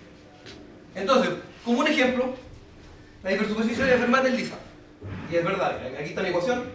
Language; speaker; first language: Spanish; native; Spanish